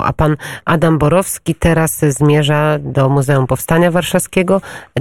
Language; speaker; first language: Polish; native; Polish